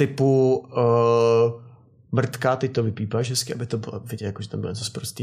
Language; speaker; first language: Czech; native; Czech